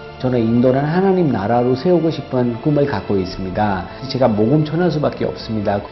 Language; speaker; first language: Korean; non-native, fluent; Hindi